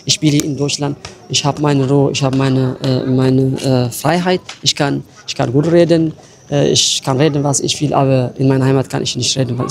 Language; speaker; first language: German; non-native, learner; Tigrinya